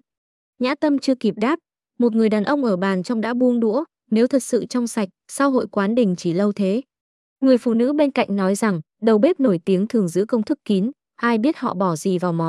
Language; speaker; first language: Vietnamese; native; Vietnamese